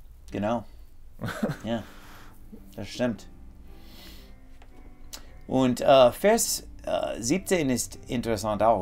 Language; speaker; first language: German; non-native, fluent; English